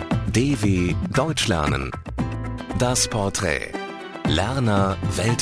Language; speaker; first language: German; native; German